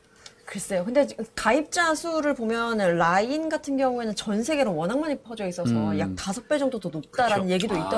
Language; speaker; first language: Korean; native; Korean